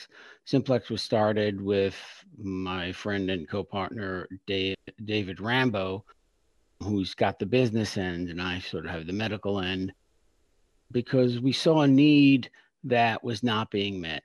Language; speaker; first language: English; native; English